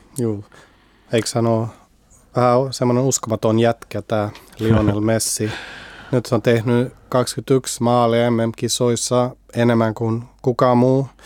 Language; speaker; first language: Finnish; early bilingual, heritage; Finnish